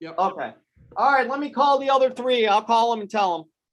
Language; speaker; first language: English; native; English